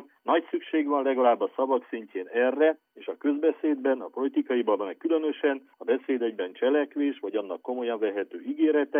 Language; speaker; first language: Hungarian; native; Hungarian